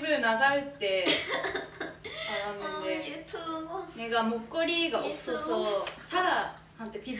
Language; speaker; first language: Korean; non-native, learner; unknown